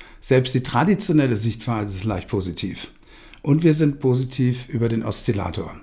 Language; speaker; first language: German; native; German